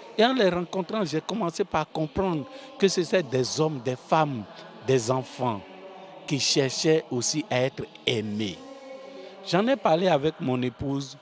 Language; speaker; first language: French; non-native, local second language; Fon